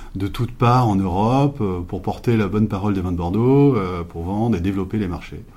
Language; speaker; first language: French; native; French